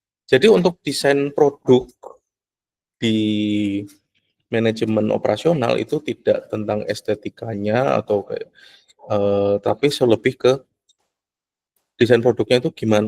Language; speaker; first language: Indonesian; native; Indonesian